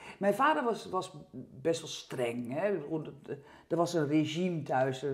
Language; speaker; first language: Dutch; early bilingual, heritage; French